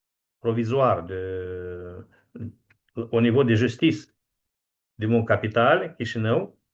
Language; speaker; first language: French; non-native, fluent; Romanian